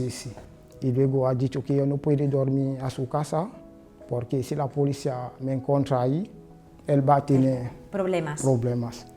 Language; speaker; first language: Spanish; non-native, learner; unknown